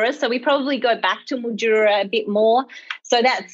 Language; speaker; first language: English; native; English